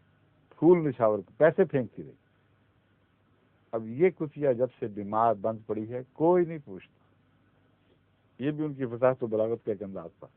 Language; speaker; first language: Urdu; native; Urdu